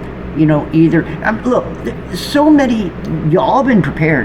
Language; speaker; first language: English; native; English